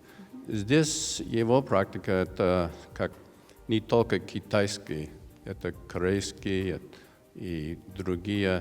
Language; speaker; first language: Russian; non-native, learner; English